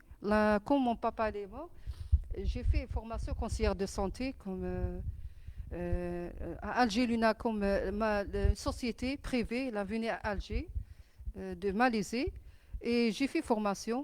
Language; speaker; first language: French; non-native, learner; Arabic